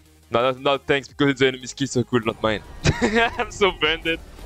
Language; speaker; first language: English; non-native, fluent; French